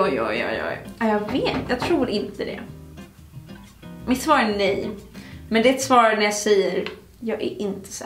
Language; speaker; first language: Swedish; native; Swedish